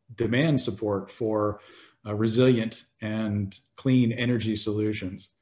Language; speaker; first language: English; native; English